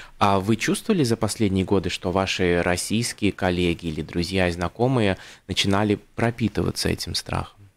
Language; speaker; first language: Russian; native; Russian